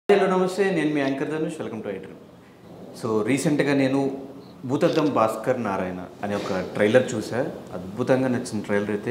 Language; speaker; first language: Telugu; native; Telugu